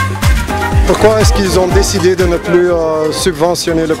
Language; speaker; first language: French; non-native, local second language; Dutch